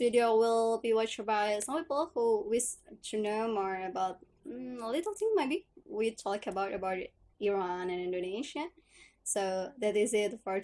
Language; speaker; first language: English; non-native, learner; Indonesian